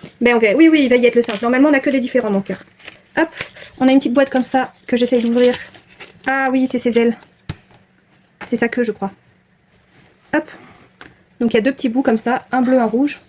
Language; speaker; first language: French; native; French